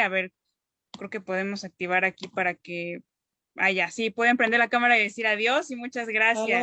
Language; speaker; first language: Spanish; native; Spanish